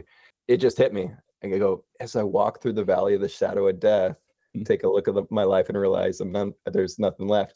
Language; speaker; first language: English; native; English